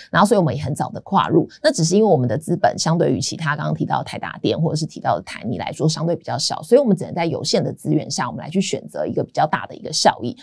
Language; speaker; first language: Chinese; native; Chinese